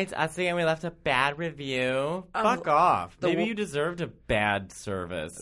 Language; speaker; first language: English; native; English